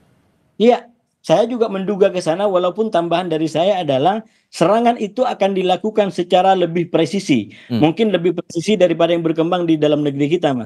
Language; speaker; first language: Indonesian; native; Indonesian